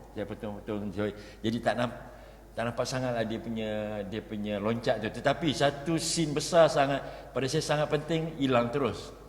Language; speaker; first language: Malay; native; Malay